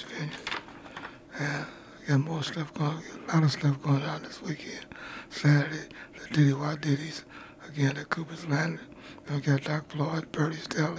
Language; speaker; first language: English; native; English